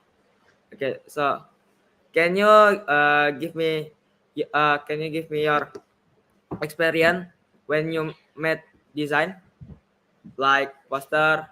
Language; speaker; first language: English; non-native, learner; Indonesian